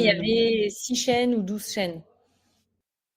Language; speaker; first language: French; native; French